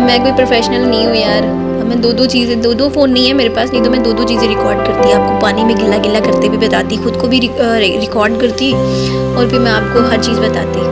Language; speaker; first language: Hindi; non-native, local second language; Dogri